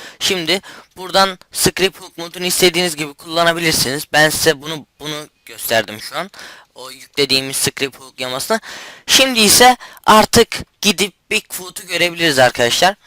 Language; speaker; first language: Turkish; native; Turkish